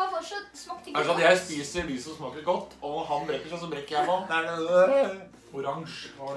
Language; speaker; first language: Norwegian; native; Norwegian